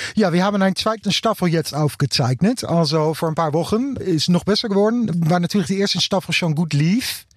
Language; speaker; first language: German; non-native, learner; Dutch